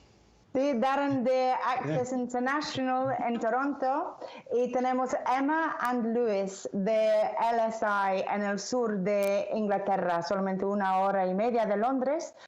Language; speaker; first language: Spanish; non-native, fluent; English